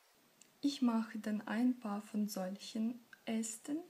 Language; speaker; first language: German; non-native, fluent; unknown